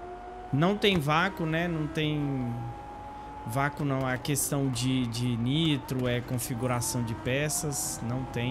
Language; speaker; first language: Portuguese; native; Portuguese